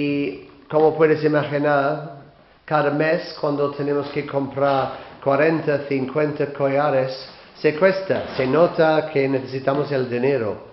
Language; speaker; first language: Spanish; non-native, learner; English